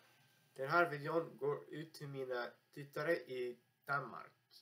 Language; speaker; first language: Swedish; non-native, learner; English